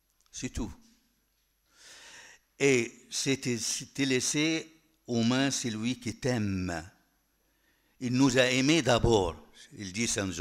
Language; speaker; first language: French; non-native, fluent; Arabic